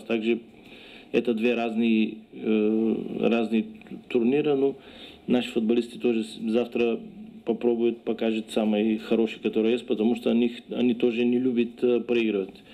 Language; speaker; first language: Russian; non-native, learner; Bulgarian